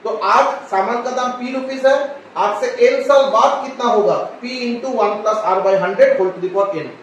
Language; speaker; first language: Hindi; non-native, local second language; Bangla